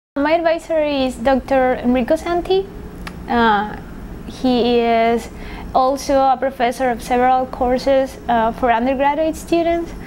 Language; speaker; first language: English; non-native, fluent; Spanish